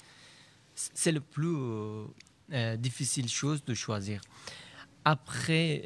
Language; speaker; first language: French; non-native, learner; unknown